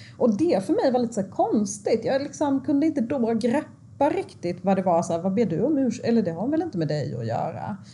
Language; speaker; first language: Swedish; early bilingual, other home language; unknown